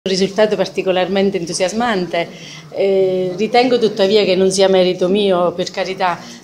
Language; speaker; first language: Italian; native; Italian